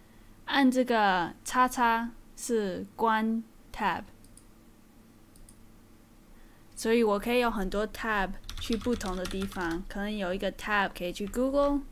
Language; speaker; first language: Chinese; early bilingual, heritage; Chinese